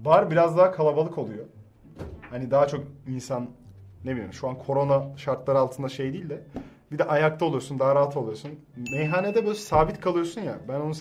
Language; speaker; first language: Turkish; native; Turkish